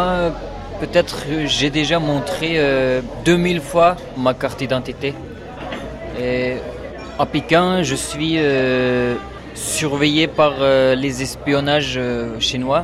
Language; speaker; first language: French; non-native, learner; Uyghur